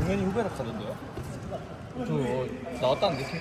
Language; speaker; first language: Korean; native; Korean